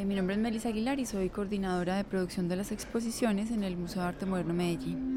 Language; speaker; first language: Spanish; native; Spanish